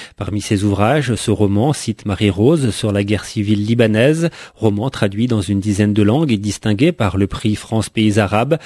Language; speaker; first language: French; native; French